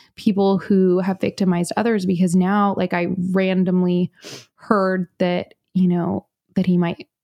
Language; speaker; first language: English; native; English